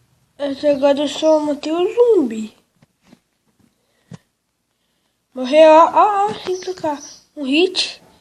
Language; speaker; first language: Portuguese; native; Portuguese